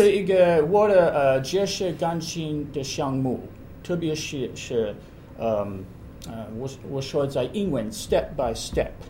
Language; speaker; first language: Chinese; non-native, learner; English